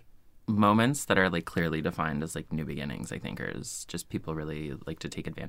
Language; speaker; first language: English; native; English